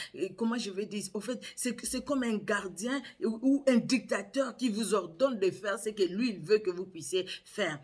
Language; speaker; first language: French; non-native, local second language; Lingala